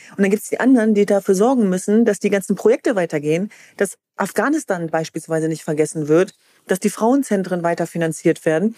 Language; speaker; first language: German; early bilingual, other home language; Kurdish